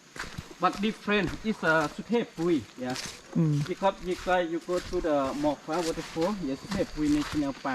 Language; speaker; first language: English; non-native, learner; Thai